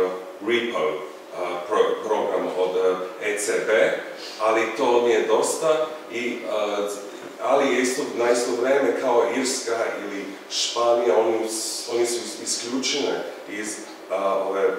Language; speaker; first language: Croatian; non-native, fluent; English